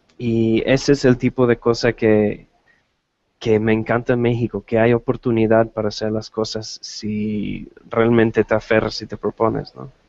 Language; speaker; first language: Spanish; non-native, fluent; English